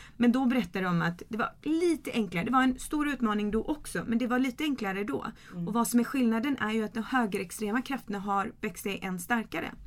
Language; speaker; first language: Swedish; early bilingual, other home language; Kurdish